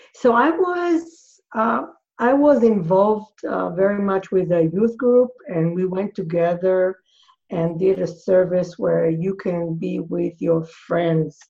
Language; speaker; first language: English; non-native, fluent; Hebrew